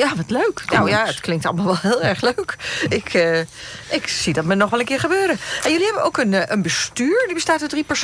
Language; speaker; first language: Dutch; native; Dutch